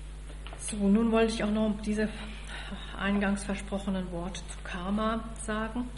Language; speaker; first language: German; native; German